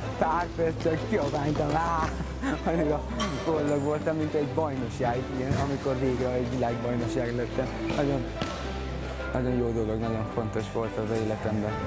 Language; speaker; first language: Hungarian; non-native, learner; Persian